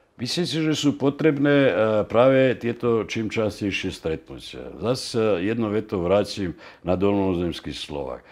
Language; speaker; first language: Slovak; native; Slovak